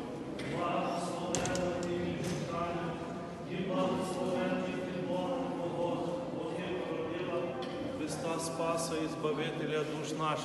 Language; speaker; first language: Ukrainian; native; Ukrainian